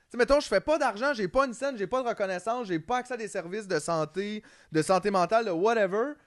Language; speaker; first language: French; native; French